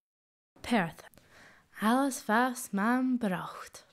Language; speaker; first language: German; non-native, learner; English